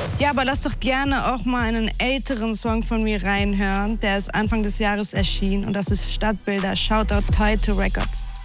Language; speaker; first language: German; early bilingual, other home language; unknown